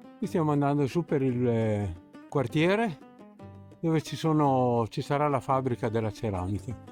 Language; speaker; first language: Italian; native; Italian